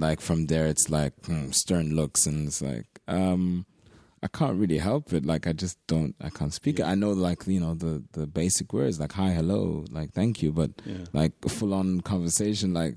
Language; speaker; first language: English; native; English